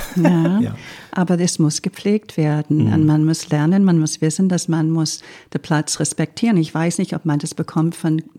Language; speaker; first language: German; non-native, fluent; English